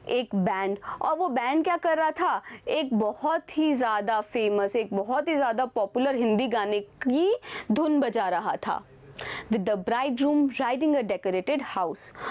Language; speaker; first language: Hindi; native; Hindi